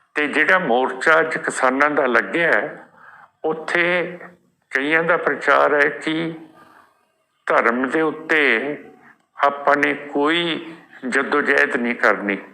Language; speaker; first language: Punjabi; native; Punjabi